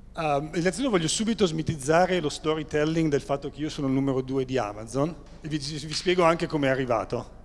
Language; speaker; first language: Italian; native; Italian